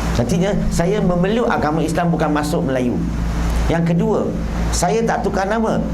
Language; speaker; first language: Malay; non-native, local second language; Chinese